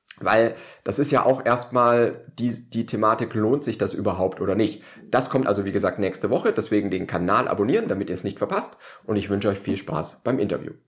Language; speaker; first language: German; native; German